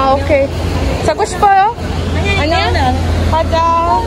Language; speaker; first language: Korean; non-native, learner; Portuguese